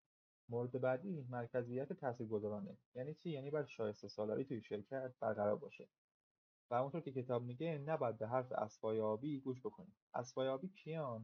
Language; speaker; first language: Persian; native; Persian